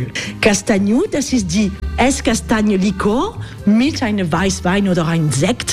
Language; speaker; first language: German; non-native, fluent; French